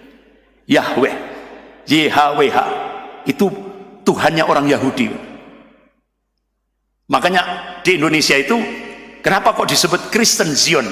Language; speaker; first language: Indonesian; non-native, local second language; Javanese